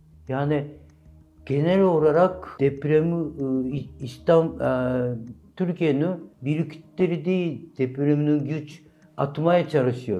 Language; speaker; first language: Turkish; non-native, fluent; Japanese